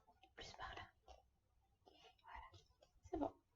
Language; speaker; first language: French; native; French